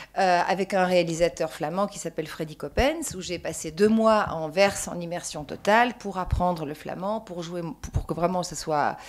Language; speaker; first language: French; native; French